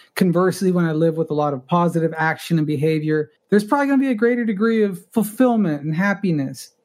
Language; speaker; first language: English; early bilingual, other home language; Spanish